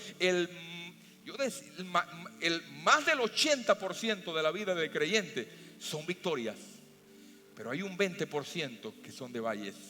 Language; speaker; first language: Spanish; native; Spanish